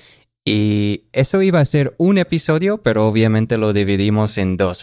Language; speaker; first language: Spanish; non-native, fluent; English